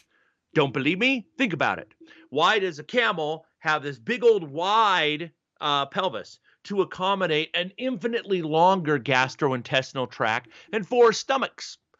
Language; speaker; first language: English; native; English